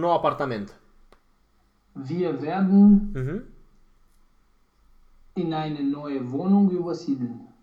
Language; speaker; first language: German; non-native, learner; Romanian